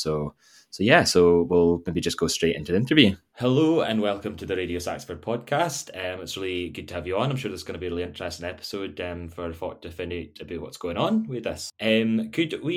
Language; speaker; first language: English; native; English